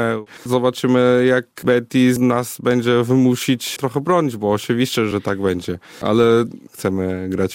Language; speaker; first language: Polish; non-native, fluent; Portuguese